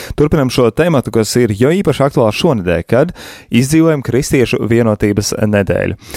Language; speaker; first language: Latvian; early bilingual, heritage; Latvian